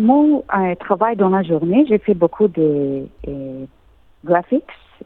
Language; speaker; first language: French; non-native, learner; English